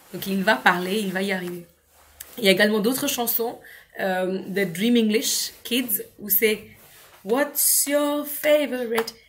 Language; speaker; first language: French; non-native, fluent; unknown